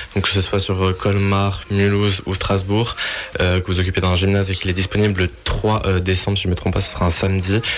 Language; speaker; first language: French; native; French